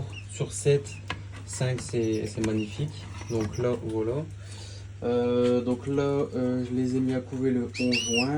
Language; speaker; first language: French; native; French